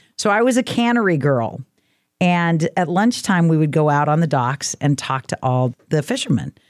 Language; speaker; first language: English; native; English